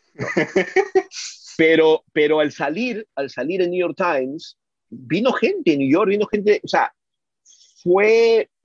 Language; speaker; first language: Spanish; native; Spanish